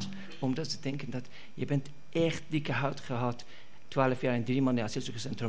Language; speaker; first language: Dutch; non-native, fluent; Persian